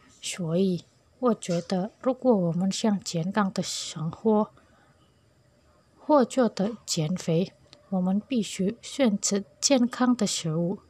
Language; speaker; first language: Chinese; non-native, learner; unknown